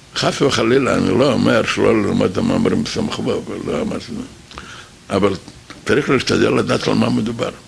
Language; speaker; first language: Hebrew; non-native, fluent; Yiddish